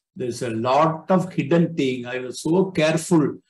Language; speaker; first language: English; non-native, local second language; Tamil